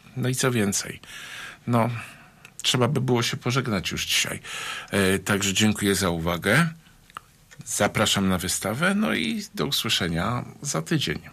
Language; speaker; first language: Polish; native; Polish